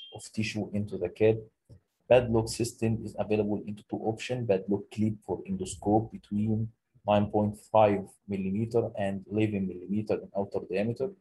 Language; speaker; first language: English; non-native, local second language; Arabic